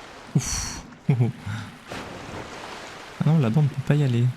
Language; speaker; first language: French; native; French